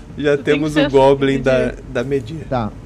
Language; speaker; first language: Portuguese; native; Portuguese